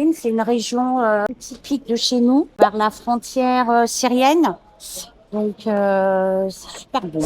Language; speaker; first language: French; non-native, fluent; Turkish